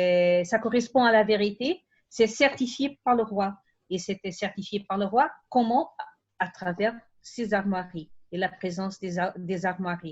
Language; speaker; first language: French; non-native, fluent; Portuguese